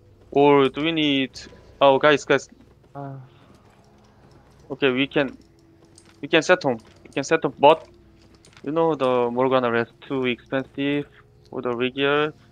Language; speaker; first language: English; non-native, learner; Korean